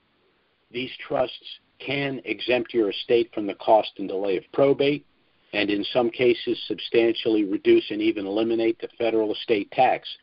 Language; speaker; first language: English; native; English